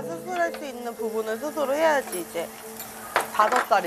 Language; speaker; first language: Korean; native; Korean